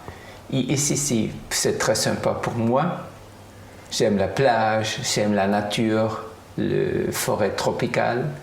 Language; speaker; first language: French; non-native, fluent; German